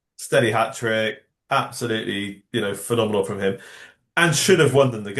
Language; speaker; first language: English; native; English